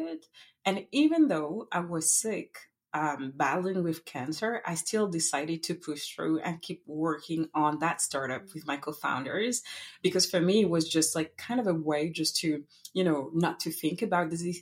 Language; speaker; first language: English; non-native, fluent; French